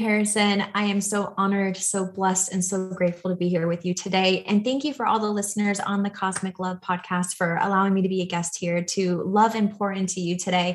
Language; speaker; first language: English; native; English